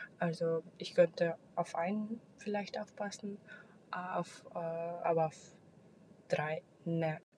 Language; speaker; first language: German; non-native, fluent; Russian